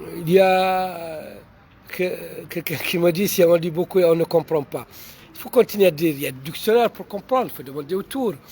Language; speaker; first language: French; non-native, local second language; Arabic